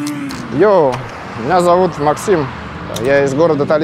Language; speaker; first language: Russian; native; Russian